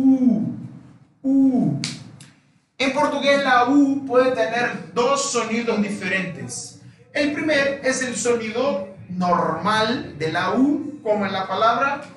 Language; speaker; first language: Spanish; non-native, fluent; Portuguese